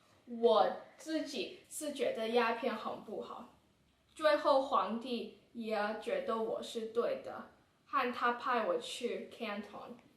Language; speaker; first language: Chinese; non-native, learner; English